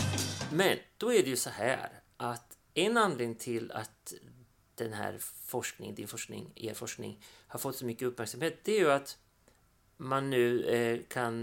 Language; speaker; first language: Swedish; native; Swedish